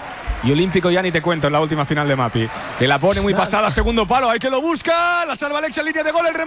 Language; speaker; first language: Spanish; native; Spanish